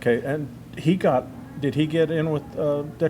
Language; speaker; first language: English; native; English